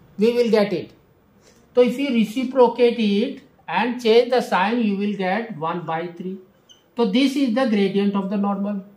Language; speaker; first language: English; non-native, local second language; Hindi